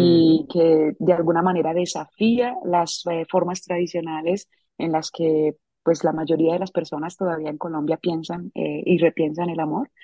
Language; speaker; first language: Spanish; native; Spanish